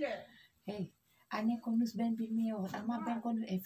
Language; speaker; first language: Turkish; non-native, learner; Indonesian